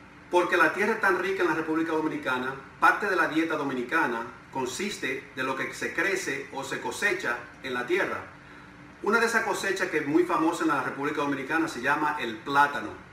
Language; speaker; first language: Spanish; native; Spanish